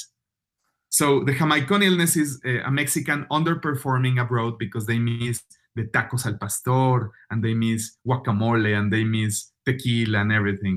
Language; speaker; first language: English; non-native, fluent; Spanish